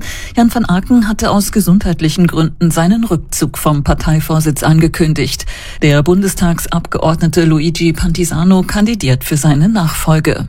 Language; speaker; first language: German; native; German